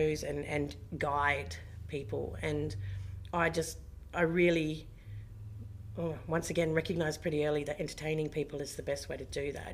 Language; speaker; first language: English; native; English